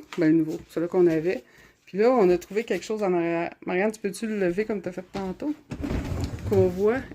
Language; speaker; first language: French; native; French